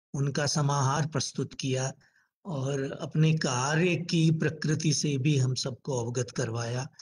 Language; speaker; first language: Hindi; native; Hindi